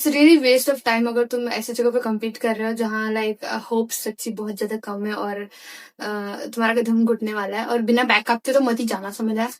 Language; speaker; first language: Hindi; non-native, local second language; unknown